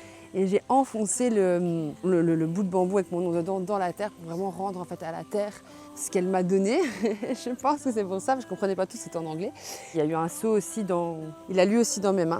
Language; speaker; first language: French; native; French